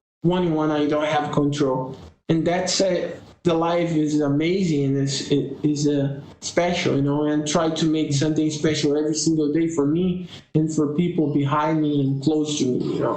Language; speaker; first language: English; non-native, learner; Portuguese